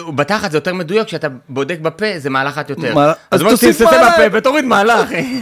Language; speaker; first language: Hebrew; native; Hebrew